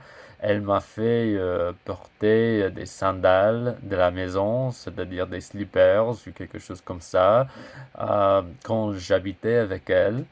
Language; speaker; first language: French; non-native, learner; English